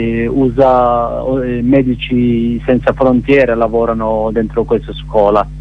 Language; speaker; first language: Italian; non-native, learner; Kurdish